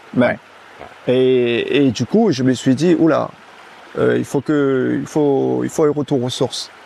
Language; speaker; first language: French; non-native, local second language; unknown